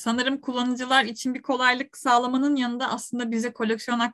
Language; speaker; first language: Turkish; native; Turkish